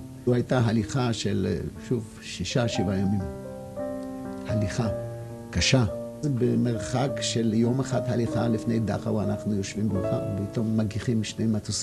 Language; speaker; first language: Hebrew; non-native, fluent; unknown